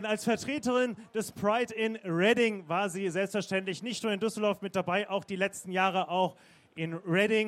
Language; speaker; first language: German; native; German